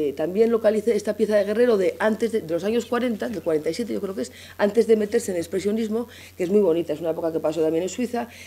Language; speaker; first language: Spanish; native; Spanish